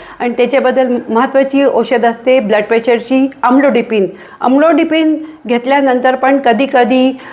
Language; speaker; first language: Marathi; non-native, local second language; Hindi